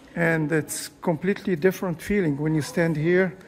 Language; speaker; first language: English; non-native, fluent; Arabic